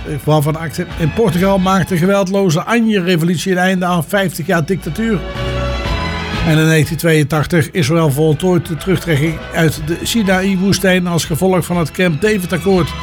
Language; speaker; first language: Dutch; native; Dutch